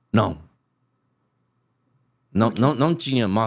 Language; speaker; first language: Portuguese; non-native, learner; Japanese